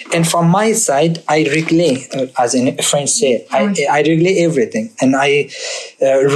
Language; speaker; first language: English; non-native, learner; Persian